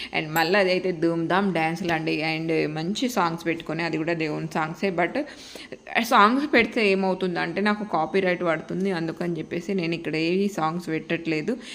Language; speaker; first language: Telugu; native; Telugu